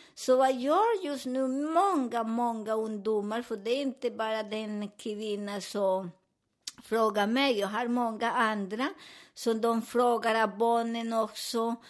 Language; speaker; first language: Swedish; non-native, fluent; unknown